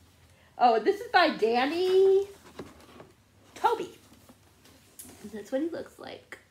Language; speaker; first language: English; native; English